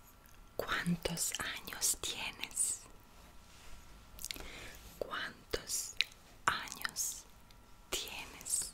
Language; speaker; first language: Spanish; non-native, learner; Serbian